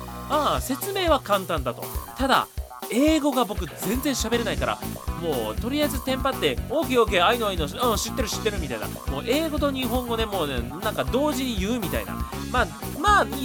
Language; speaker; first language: Japanese; native; Japanese